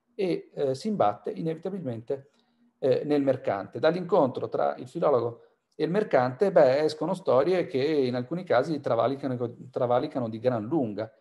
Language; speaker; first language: Italian; native; Italian